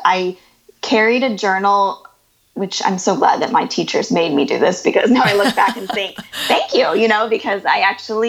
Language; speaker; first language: English; native; English